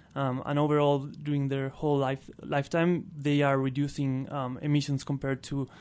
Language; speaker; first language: English; non-native, fluent; Spanish